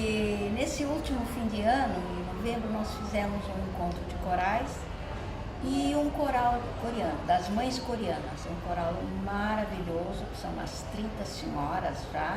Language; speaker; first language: Portuguese; early bilingual, other home language; Yiddish